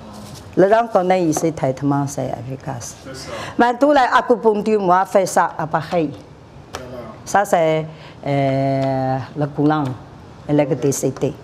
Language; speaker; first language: French; non-native, learner; Chinese